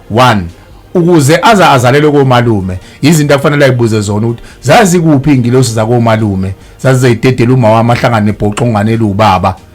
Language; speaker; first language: Zulu; native; Zulu